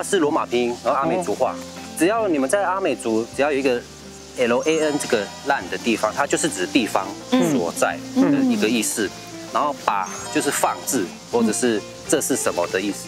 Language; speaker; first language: Chinese; native; Chinese